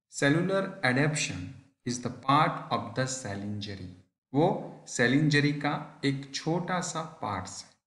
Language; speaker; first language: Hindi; non-native, local second language; Gujarati